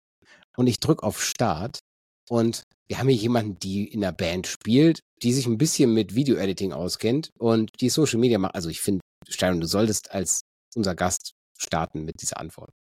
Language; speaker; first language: German; native; German